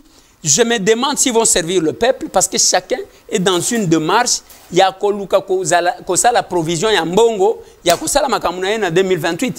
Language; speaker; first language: French; non-native, local second language; Lingala